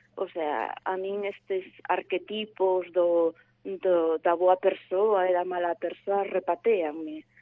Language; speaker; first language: Galician; non-native, local second language; Spanish